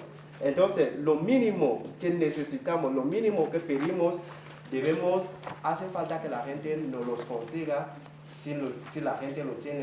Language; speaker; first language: Spanish; non-native, fluent; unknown